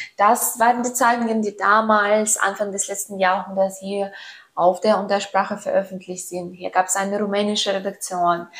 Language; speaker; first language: German; non-native, fluent; Ukrainian